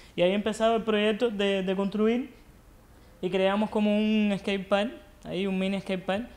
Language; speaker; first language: Spanish; native; Spanish